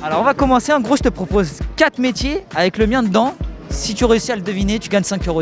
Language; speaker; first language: French; native; French